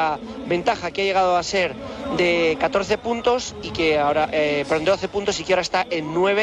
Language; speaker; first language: Spanish; native; Spanish